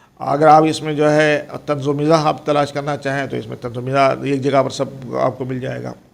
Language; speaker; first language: Urdu; non-native, local second language; Konkani